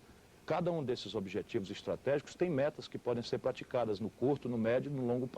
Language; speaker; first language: Portuguese; native; Portuguese